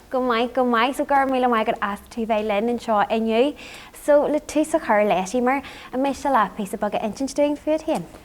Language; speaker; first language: Irish; non-native, local second language; English